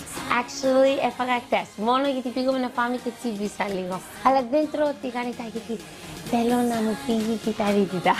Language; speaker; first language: Greek; early bilingual, heritage; Greek